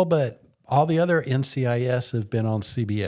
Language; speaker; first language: English; native; English